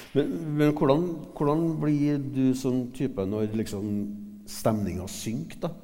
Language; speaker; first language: Norwegian; native; Norwegian